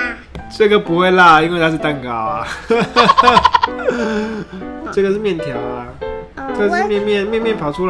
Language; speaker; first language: Chinese; native; Chinese